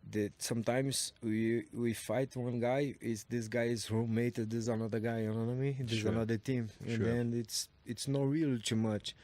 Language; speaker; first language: English; non-native, learner; Portuguese